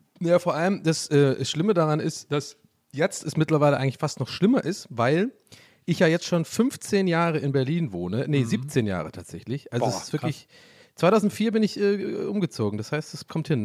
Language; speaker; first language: German; native; German